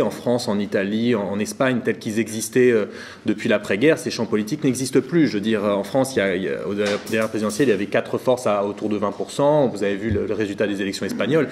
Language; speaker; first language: French; native; French